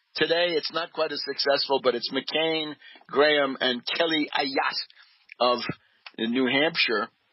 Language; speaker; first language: English; native; English